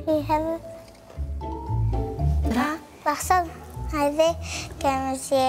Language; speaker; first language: Arabic; native; Arabic